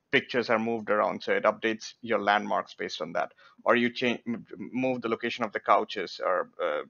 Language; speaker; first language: English; non-native, local second language; Bangla